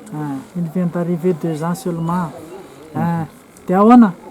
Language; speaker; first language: French; non-native, local second language; Malagasy